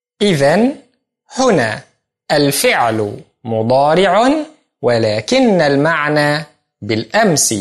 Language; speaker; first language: Arabic; non-native, fluent; Indonesian